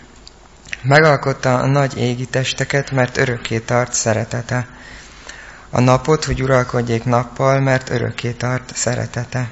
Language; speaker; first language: Hungarian; native; Hungarian